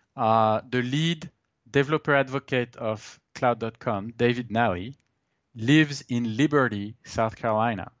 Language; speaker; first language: English; non-native, fluent; French